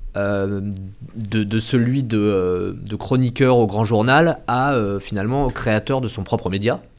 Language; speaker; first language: French; native; French